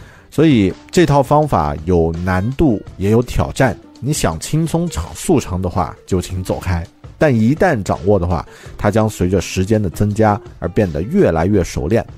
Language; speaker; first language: Chinese; native; Chinese